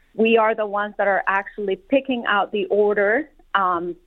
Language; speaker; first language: English; non-native, fluent; Spanish